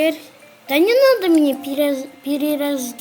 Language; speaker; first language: Russian; non-native, local second language; Kazakh